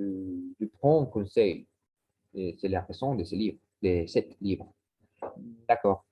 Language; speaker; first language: French; non-native, learner; Spanish